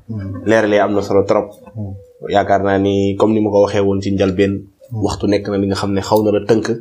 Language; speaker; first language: Wolof; native; Wolof